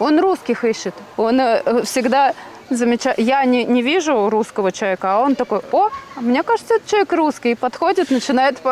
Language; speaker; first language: Russian; native; Russian